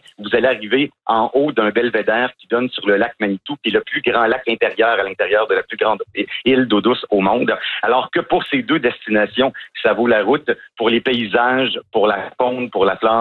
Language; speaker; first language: French; native; French